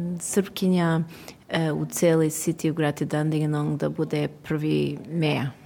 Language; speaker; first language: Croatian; early bilingual, heritage; Serbian